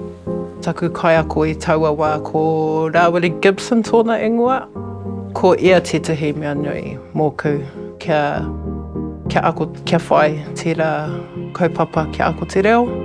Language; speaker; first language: Māori; non-native, local second language; English